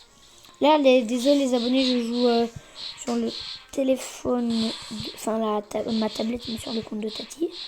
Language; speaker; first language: French; native; French